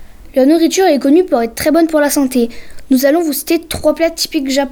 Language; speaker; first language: French; native; French